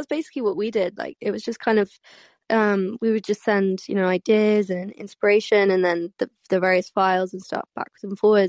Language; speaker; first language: English; native; English